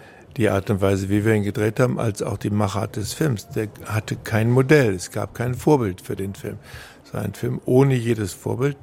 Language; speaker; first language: German; native; German